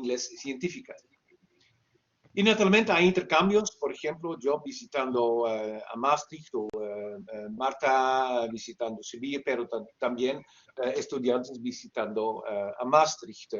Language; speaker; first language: Spanish; non-native, learner; Dutch